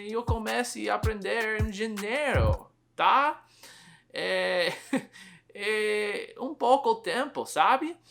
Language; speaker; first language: Portuguese; non-native, learner; English